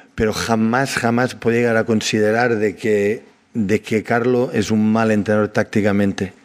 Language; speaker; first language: Spanish; non-native, local second language; Catalan